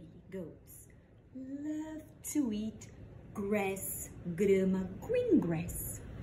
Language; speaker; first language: English; non-native, fluent; Portuguese